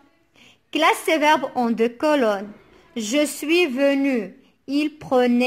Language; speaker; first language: French; non-native, local second language; Arabic